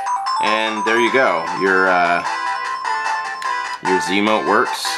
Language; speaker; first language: English; native; English